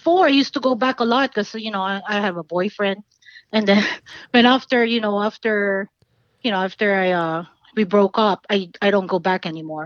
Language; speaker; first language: English; non-native, local second language; Filipino